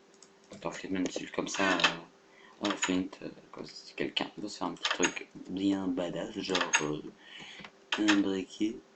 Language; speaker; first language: French; native; French